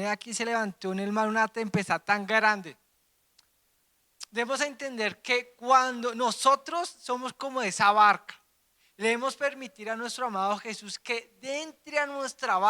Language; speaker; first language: Spanish; native; Spanish